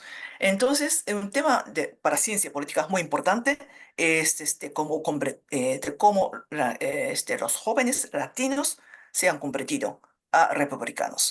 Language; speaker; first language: Spanish; non-native, fluent; Japanese